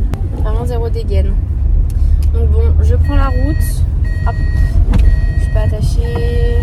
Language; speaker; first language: French; native; French